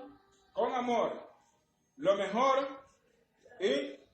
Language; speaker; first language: Spanish; native; Spanish